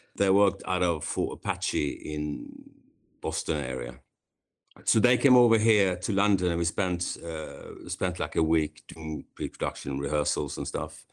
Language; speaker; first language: English; non-native, fluent; Swedish